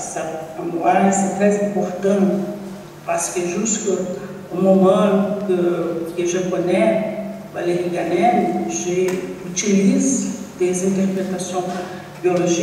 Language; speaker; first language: French; non-native, learner; Portuguese